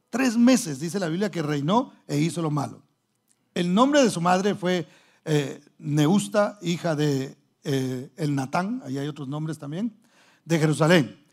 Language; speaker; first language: Spanish; early bilingual, heritage; Spanish